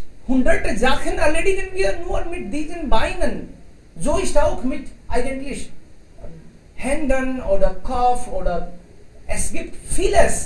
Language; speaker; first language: German; non-native, learner; Hindi